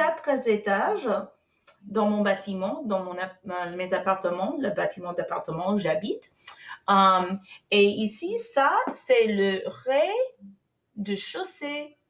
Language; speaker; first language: French; non-native, fluent; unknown